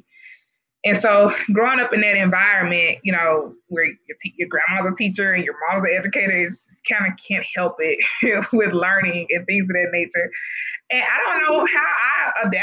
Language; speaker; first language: English; native; English